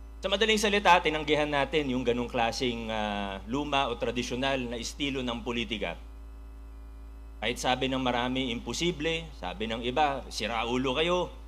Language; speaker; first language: Filipino; native; Filipino